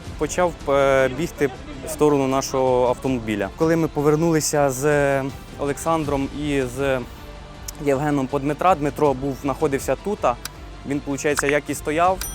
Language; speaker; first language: Ukrainian; native; Ukrainian